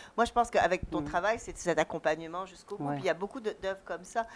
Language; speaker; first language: French; native; French